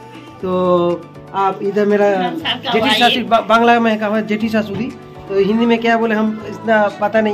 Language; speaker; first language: Hindi; non-native, local second language; Bangla